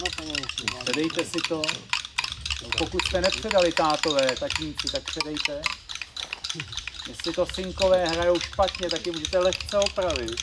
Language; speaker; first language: Czech; native; Czech